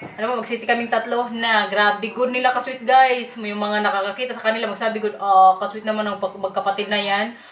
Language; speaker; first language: Filipino; non-native, local second language; Waray